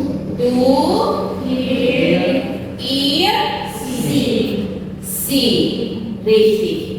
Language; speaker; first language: German; non-native, fluent; Indonesian